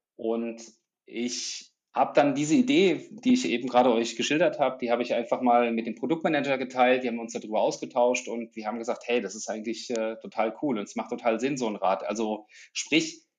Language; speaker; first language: German; native; German